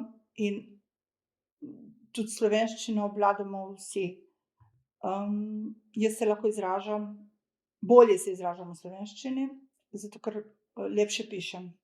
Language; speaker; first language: Slovenian; early bilingual, other home language; Croatian